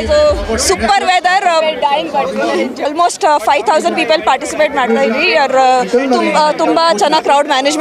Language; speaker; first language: Kannada; non-native, learner; Hindi